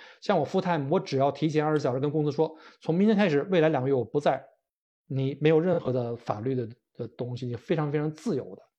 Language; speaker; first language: Chinese; native; Chinese